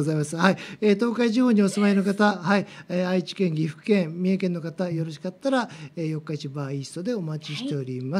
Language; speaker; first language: Japanese; native; Japanese